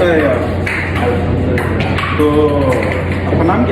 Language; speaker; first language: Hindi; non-native, learner; Bangla